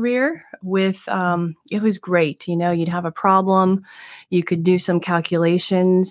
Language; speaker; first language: English; native; English